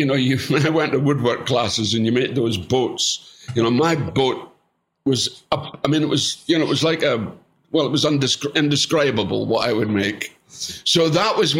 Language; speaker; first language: English; native; English